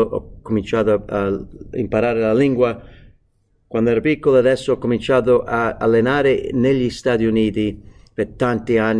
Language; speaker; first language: Italian; non-native, fluent; English